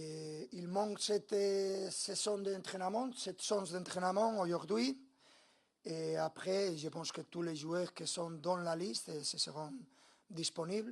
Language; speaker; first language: French; non-native, learner; Spanish